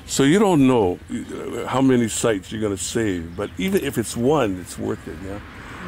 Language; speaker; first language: English; native; English